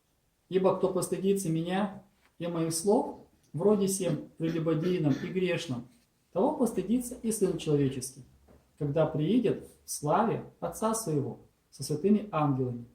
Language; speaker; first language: Russian; native; Russian